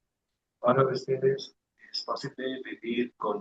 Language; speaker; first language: Spanish; non-native, learner; English